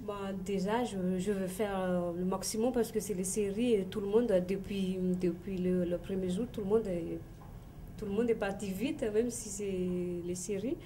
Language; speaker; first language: French; non-native, local second language; Malagasy